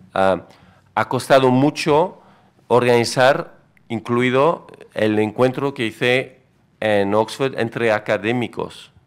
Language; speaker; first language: Spanish; non-native, fluent; French